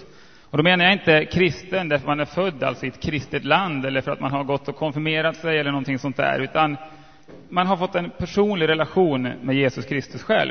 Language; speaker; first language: Swedish; native; Swedish